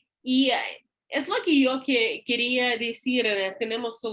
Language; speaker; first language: Spanish; non-native, fluent; English